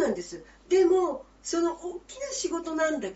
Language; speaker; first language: Japanese; native; Japanese